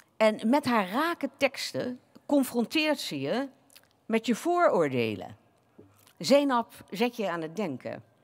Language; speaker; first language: Dutch; native; Dutch